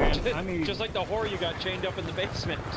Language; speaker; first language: English; native; English